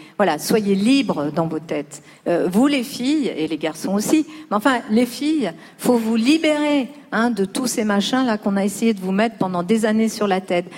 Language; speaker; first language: French; early bilingual, other home language; Spanish